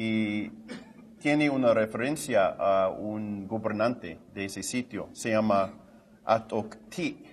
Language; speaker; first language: Spanish; non-native, fluent; English